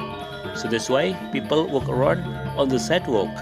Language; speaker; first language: English; non-native, learner; Indonesian